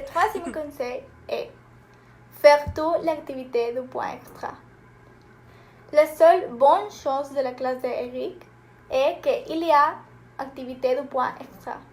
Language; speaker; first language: French; non-native, learner; Spanish